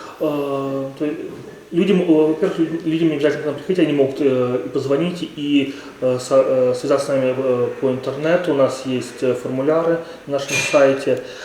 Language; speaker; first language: Russian; native; Russian